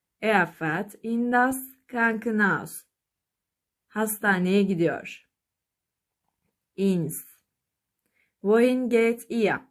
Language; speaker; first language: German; non-native, fluent; Turkish